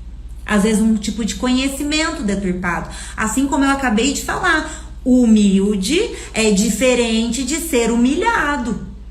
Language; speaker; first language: Portuguese; native; Portuguese